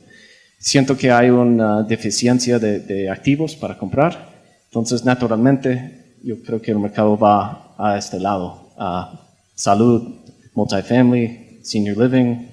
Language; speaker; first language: Spanish; non-native, fluent; English